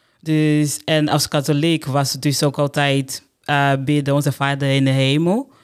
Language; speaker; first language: Dutch; non-native, fluent; Portuguese